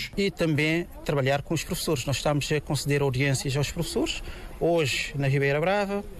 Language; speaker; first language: Portuguese; non-native, local second language; Kabuverdianu